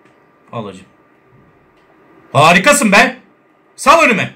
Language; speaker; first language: Turkish; native; Turkish